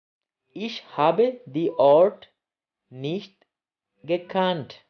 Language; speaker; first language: German; non-native, learner; Bangla